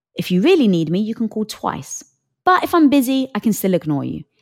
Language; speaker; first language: English; native; English